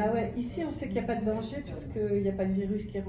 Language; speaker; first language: French; native; French